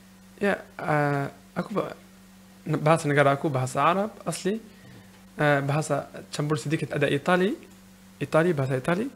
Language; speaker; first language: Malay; non-native, learner; Arabic